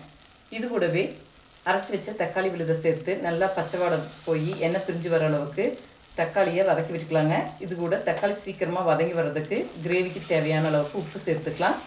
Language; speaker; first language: Tamil; native; Tamil